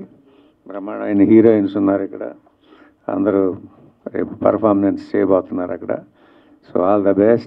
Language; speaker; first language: Telugu; native; Telugu